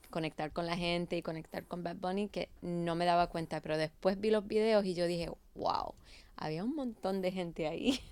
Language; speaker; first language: Spanish; early bilingual, heritage; Spanish